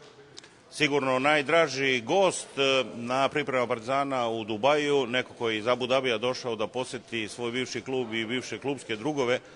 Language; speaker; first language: Serbian; native; Serbian